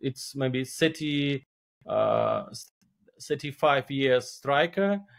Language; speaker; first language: English; non-native, learner; Belarusian